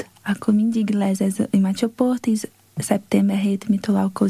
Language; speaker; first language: Hungarian; non-native, learner; Portuguese